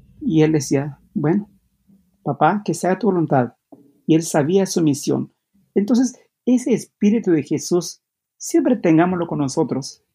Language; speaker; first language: Spanish; non-native, local second language; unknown